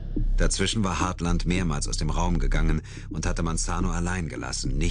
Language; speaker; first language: German; native; German